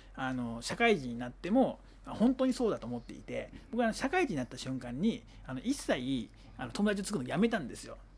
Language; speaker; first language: Japanese; native; Japanese